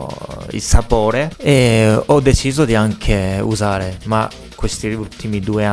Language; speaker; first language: Italian; non-native, fluent; Japanese